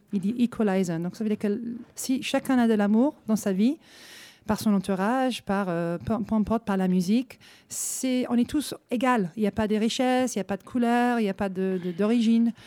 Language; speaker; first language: French; non-native, fluent; English